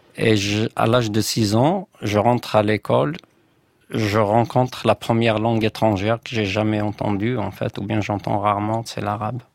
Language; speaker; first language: French; non-native, local second language; Kabyle